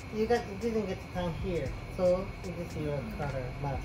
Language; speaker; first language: English; non-native, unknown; Japanese